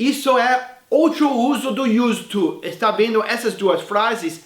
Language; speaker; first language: Portuguese; non-native, fluent; English